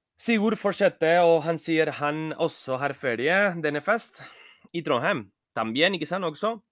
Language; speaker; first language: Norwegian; non-native, fluent; Spanish